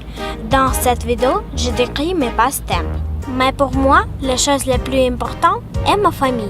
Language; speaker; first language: French; non-native, learner; Ukrainian